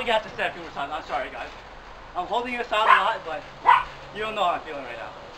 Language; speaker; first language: English; native; English